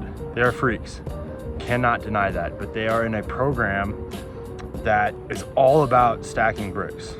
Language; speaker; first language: English; native; English